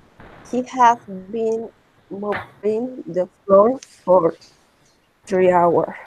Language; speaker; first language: English; non-native, learner; Spanish